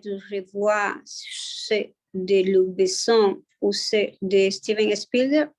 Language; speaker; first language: French; non-native, learner; Spanish